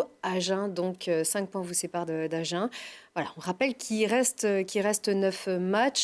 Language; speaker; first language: French; native; French